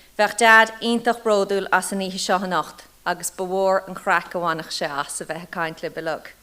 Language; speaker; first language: Irish; native; Irish